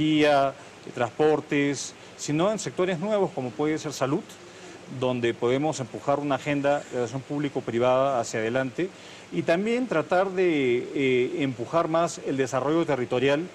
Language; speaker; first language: Spanish; native; Spanish